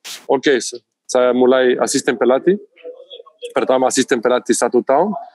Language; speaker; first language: Indonesian; non-native, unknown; Macedonian